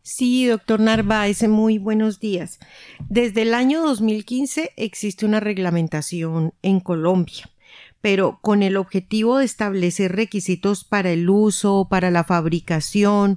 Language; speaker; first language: Spanish; native; Spanish